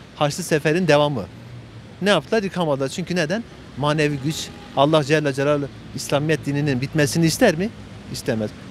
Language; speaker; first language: Turkish; native; Turkish